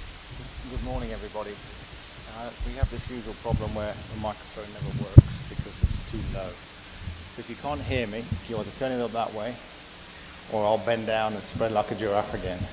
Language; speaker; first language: English; native; English